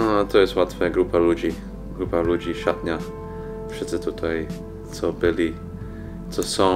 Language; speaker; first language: Polish; non-native, fluent; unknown